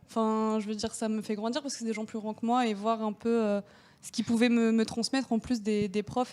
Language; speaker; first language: French; native; French